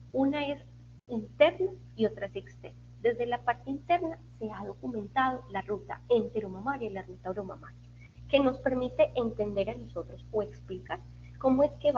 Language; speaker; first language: Spanish; native; Spanish